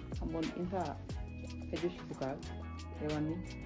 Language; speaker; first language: Korean; non-native, fluent; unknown